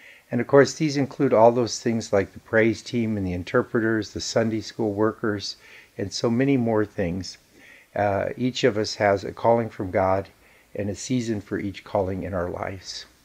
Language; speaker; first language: English; native; English